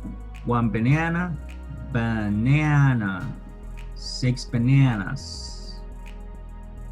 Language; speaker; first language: English; non-native, fluent; Spanish